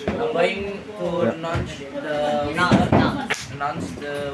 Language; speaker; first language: English; non-native, learner; Indonesian